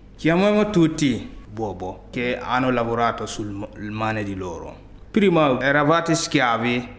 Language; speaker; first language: Italian; non-native, learner; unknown